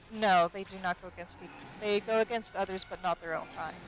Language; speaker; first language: English; native; English